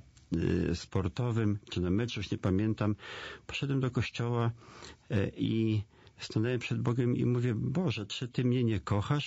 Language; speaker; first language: Polish; native; Polish